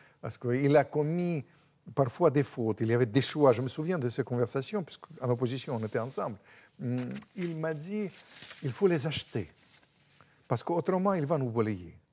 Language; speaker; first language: French; non-native, fluent; Russian